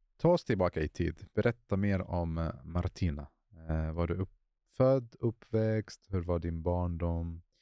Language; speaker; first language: Swedish; non-native, fluent; Arabic